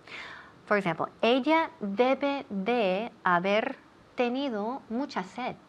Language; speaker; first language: Spanish; non-native, fluent; English